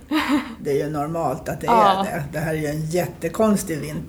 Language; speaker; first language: Swedish; native; Swedish